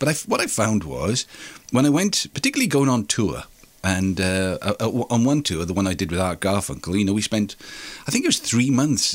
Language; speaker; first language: English; non-native, local second language; Welsh